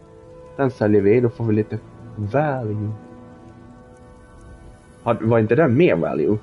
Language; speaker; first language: Swedish; native; Swedish